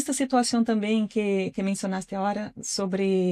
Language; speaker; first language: Spanish; non-native, learner; Portuguese